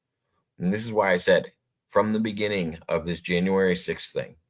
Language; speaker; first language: English; native; English